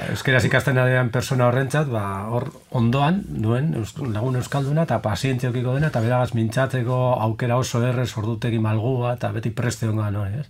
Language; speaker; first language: Basque; native; Basque